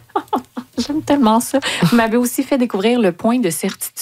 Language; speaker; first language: French; native; French